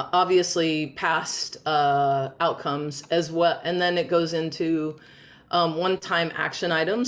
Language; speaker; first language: English; native; English